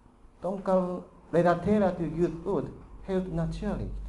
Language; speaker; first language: Swedish; non-native, fluent; Japanese